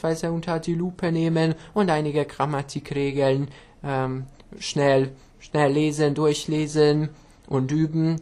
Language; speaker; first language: German; non-native, local second language; Hungarian